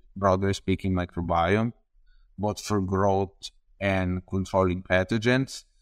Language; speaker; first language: English; non-native, fluent; Italian